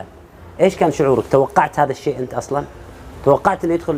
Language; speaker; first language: Arabic; native; Arabic